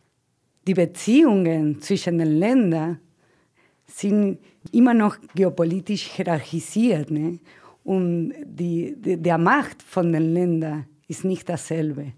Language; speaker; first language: German; non-native, fluent; Spanish